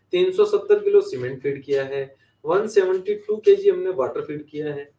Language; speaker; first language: Hindi; native; Hindi